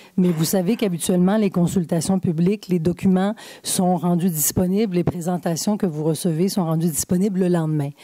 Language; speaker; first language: French; native; French